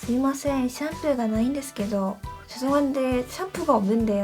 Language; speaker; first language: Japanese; non-native, fluent; Korean